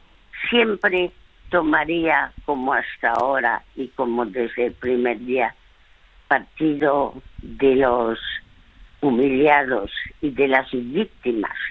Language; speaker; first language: Spanish; early bilingual, other home language; French